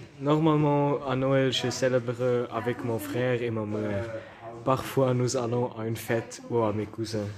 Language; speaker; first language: French; non-native, learner; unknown